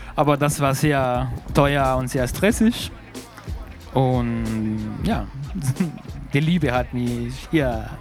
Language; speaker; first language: German; non-native, fluent; Spanish